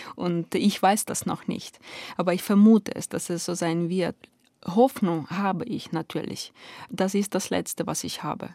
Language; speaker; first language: German; non-native, fluent; Ukrainian